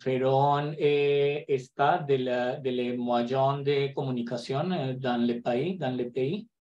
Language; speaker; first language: French; non-native, learner; Spanish